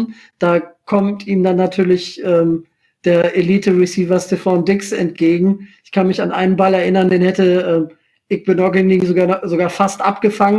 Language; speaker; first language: German; native; German